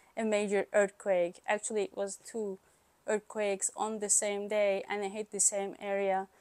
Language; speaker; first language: English; non-native, fluent; Turkish